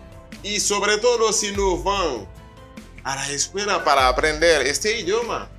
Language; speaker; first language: Spanish; non-native, fluent; Haitian Creole